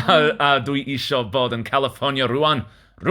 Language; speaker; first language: Welsh; non-native, learner; English